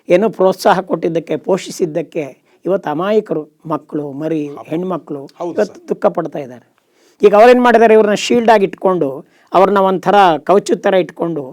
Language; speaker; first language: Kannada; native; Kannada